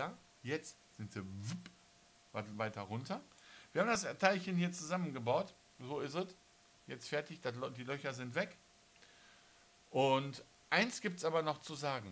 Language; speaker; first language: German; native; German